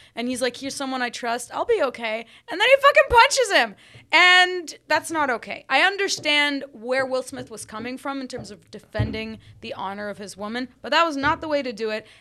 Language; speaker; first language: English; early bilingual, other home language; Arabic